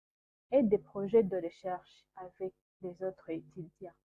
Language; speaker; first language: French; non-native, local second language; Kinyarwanda